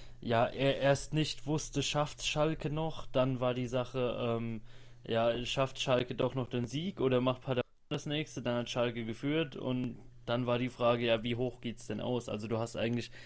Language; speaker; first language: German; native; German